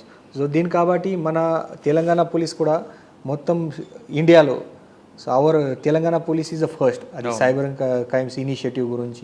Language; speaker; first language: Telugu; non-native, learner; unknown